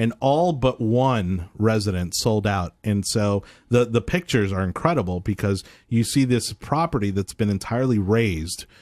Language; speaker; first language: English; native; English